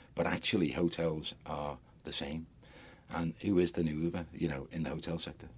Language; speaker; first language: English; native; English